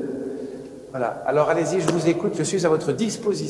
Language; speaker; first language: French; native; French